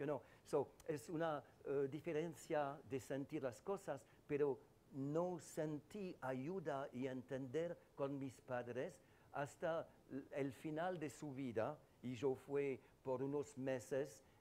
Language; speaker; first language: Spanish; non-native, fluent; French